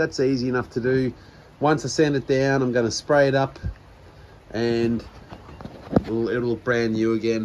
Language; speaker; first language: English; native; English